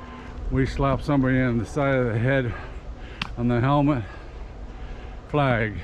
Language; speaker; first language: English; native; English